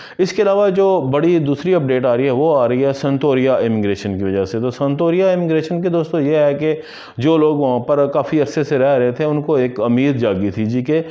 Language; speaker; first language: Urdu; non-native, local second language; Punjabi